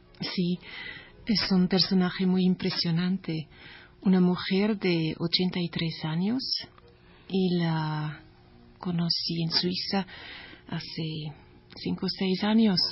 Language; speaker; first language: Spanish; non-native, learner; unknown